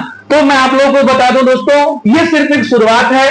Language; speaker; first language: Hindi; native; Hindi